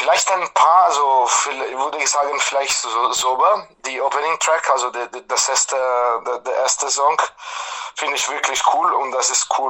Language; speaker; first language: German; non-native, fluent; Italian